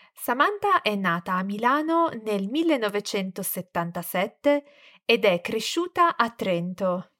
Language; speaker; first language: Italian; native; Italian